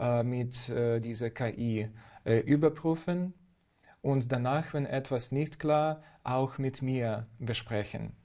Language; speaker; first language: German; non-native, fluent; Ukrainian